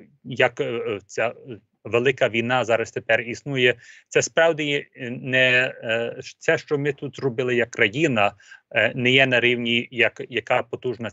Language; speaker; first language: Ukrainian; early bilingual, heritage; Ukrainian